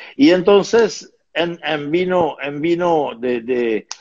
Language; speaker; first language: Spanish; non-native, fluent; French